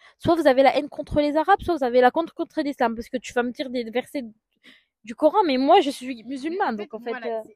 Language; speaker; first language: French; native; French